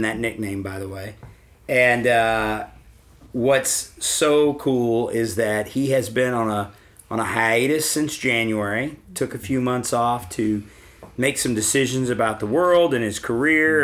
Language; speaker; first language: English; native; English